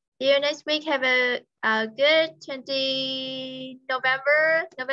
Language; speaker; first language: English; non-native, fluent; Vietnamese